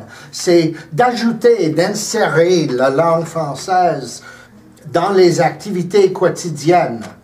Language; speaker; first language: French; early bilingual, heritage; English